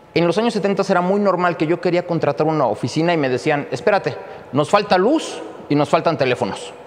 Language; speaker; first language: Spanish; native; Spanish